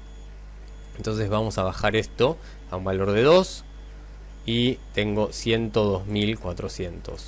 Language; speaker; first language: Spanish; native; Spanish